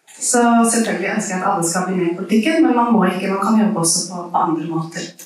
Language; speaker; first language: Norwegian; early bilingual, other home language; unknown